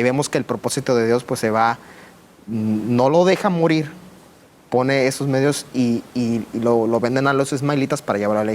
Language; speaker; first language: Spanish; native; Spanish